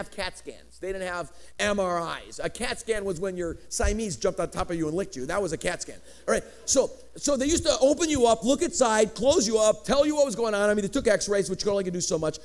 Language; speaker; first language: English; early bilingual, other home language; Greek